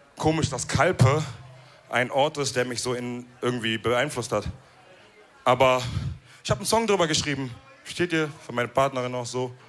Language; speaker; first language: German; early bilingual, other home language; Wolof